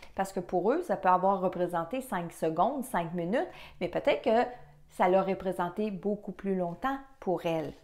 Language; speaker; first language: French; native; French